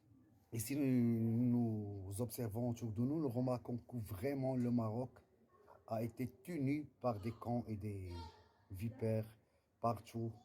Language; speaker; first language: French; non-native, learner; Arabic